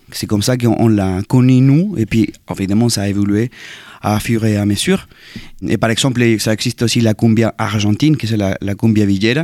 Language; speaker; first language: French; non-native, fluent; Spanish